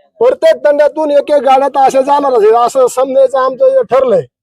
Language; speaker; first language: Marathi; non-native, local second language; Lambadi